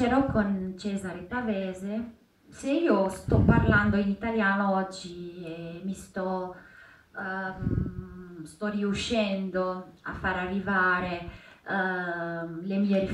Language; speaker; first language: Italian; non-native, fluent; Arabic